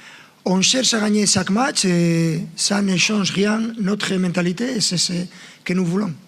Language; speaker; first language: French; non-native, fluent; Spanish